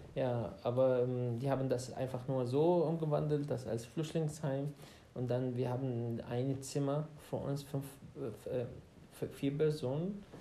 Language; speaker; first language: German; non-native, learner; Arabic